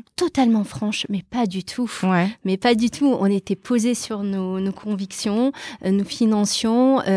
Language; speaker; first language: French; early bilingual, other home language; Portuguese